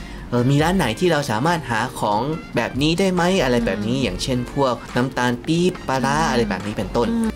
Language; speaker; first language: Thai; native; Thai